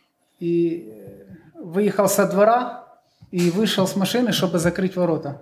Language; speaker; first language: Polish; non-native, learner; Russian